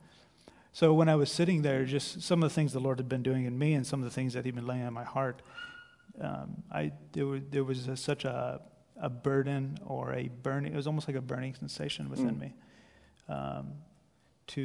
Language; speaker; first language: English; native; English